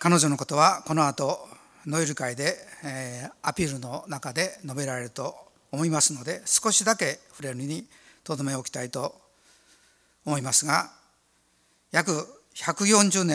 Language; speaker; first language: Japanese; native; Japanese